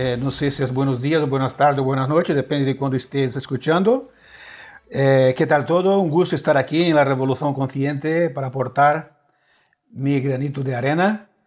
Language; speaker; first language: Spanish; non-native, fluent; Portuguese